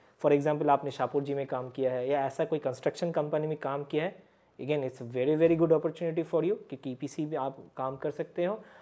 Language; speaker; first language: Hindi; native; Hindi